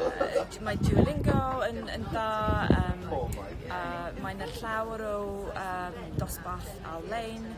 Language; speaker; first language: Welsh; non-native, learner; English